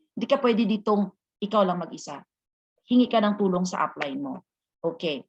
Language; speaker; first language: Filipino; non-native, local second language; Hiligaynon